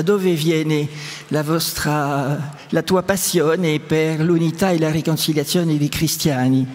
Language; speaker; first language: Italian; non-native, fluent; French